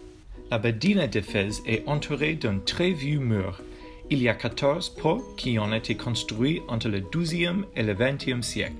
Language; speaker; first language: French; non-native, learner; English